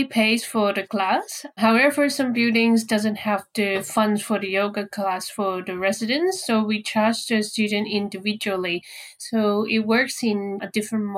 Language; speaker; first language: English; non-native, local second language; Cantonese